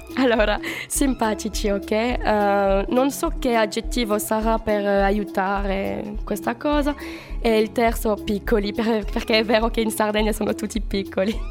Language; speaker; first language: Italian; non-native, learner; French